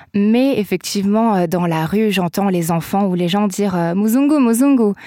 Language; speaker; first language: French; native; French